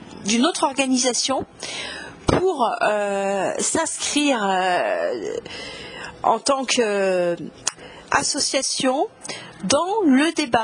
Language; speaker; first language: French; native; French